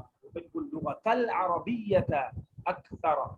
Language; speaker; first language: Arabic; non-native, fluent; Urdu